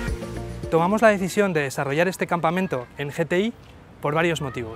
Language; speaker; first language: Spanish; native; Spanish